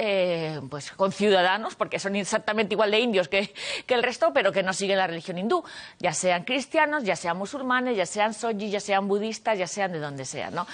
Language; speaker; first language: Spanish; native; Spanish